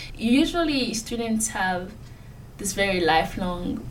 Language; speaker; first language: English; non-native, fluent; French